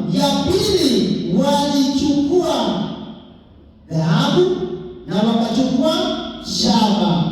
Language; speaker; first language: Swahili; non-native, local second language; Luo (Kenya and Tanzania)